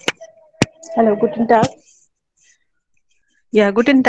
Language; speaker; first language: German; non-native, learner; Hindi